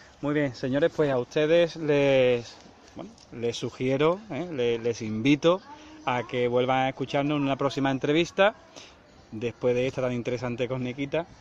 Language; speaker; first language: Spanish; native; Spanish